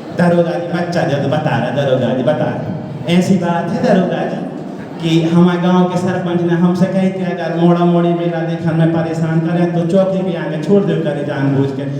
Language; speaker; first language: Hindi; native; Hindi